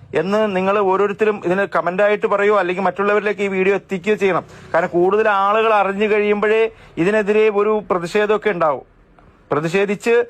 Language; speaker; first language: Malayalam; native; Malayalam